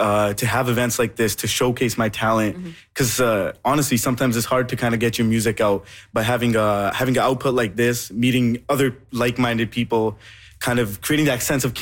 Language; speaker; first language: English; native; English